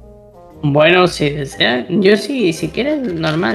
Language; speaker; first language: Spanish; native; Spanish